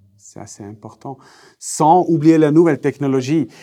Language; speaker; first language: French; non-native, fluent; German